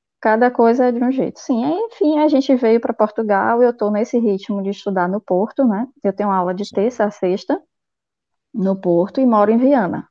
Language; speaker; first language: Portuguese; native; Portuguese